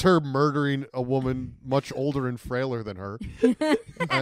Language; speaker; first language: English; native; English